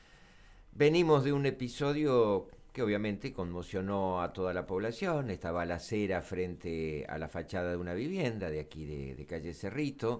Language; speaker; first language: Spanish; native; Spanish